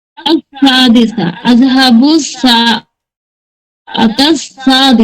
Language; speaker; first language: Arabic; non-native, learner; Bangla